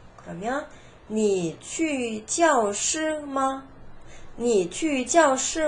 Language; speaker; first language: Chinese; non-native, fluent; Korean